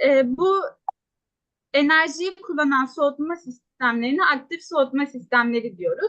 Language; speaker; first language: Turkish; native; Turkish